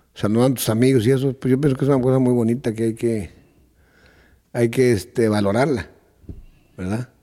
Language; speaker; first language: Spanish; native; Spanish